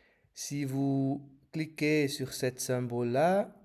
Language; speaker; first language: French; non-native, learner; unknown